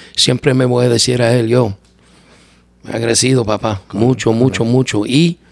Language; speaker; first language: Spanish; non-native, learner; English